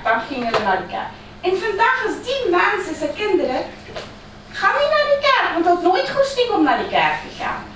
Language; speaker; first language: Dutch; non-native, fluent; Afrikaans